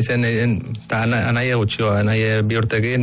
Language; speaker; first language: Basque; early bilingual, other home language; Arabic